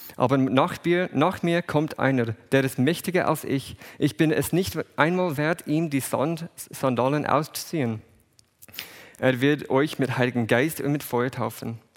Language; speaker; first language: German; non-native, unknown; English